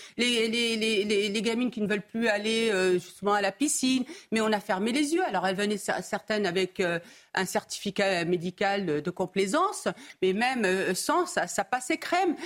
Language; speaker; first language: French; early bilingual, other home language; Arabic